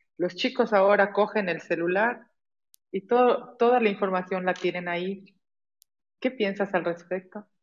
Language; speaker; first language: Spanish; native; Spanish